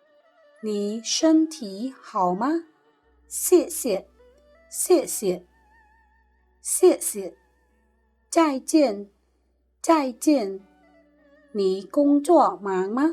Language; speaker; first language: Chinese; non-native, fluent; Khmer